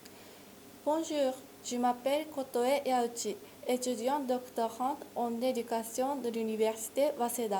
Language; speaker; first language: French; non-native, fluent; Japanese